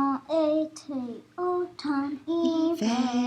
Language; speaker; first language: French; non-native, learner; English